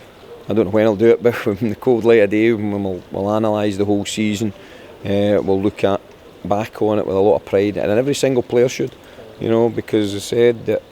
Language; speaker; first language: English; native; English